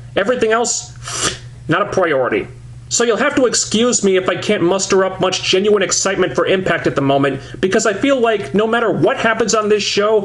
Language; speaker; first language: English; native; English